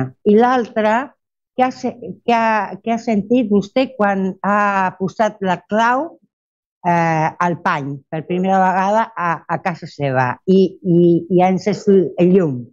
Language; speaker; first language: Catalan; early bilingual, heritage; Catalan